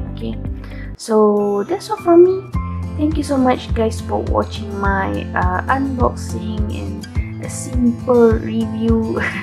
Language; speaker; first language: English; non-native, local second language; Malay